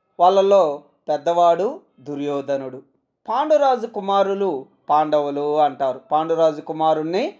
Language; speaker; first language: Telugu; native; Telugu